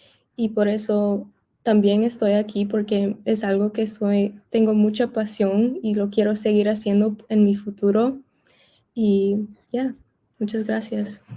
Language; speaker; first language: Spanish; early bilingual, heritage; Spanish